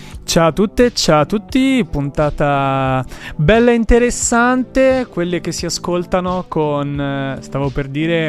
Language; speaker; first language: Italian; native; Italian